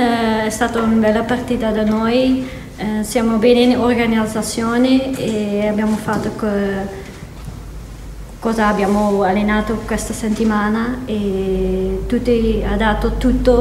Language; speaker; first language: Italian; non-native, fluent; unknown